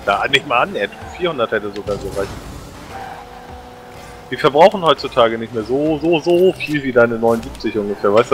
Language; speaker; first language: German; native; German